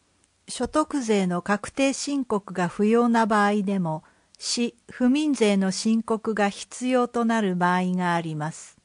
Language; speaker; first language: Japanese; native; Japanese